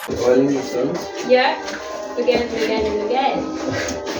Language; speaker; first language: English; non-native, learner; Korean